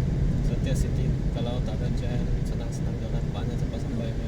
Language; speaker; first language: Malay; non-native, local second language; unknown